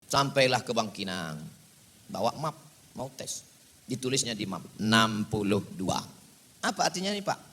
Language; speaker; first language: Indonesian; native; Indonesian